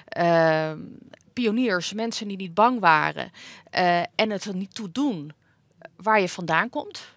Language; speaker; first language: Dutch; native; Dutch